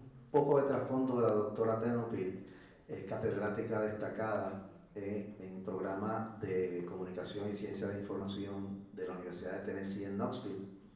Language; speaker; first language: Spanish; native; Spanish